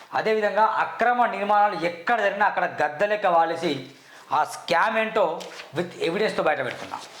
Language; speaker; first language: Telugu; native; Telugu